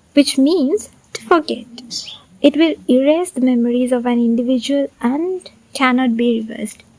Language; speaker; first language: English; non-native, local second language; Sinhala